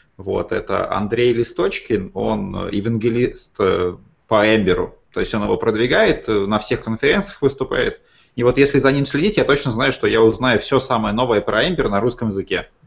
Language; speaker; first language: Russian; native; Russian